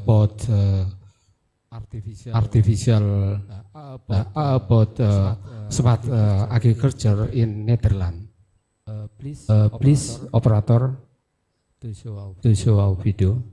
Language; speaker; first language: English; non-native, learner; Indonesian